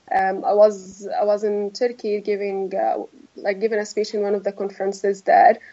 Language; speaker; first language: English; non-native, fluent; Arabic